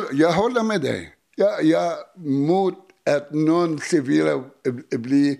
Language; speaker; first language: Swedish; non-native, learner; Arabic